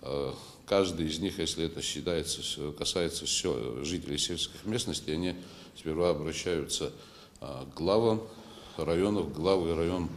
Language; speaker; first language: Russian; non-native, local second language; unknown